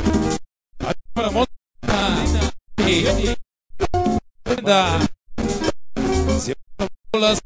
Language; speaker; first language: Spanish; native; Spanish